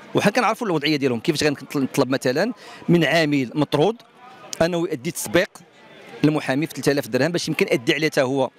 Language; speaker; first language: Arabic; native; Arabic